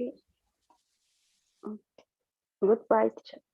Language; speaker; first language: English; non-native, learner; Spanish